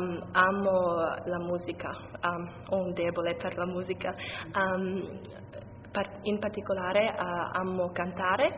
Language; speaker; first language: Italian; non-native, learner; English